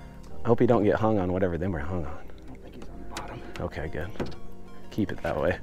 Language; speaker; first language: English; native; English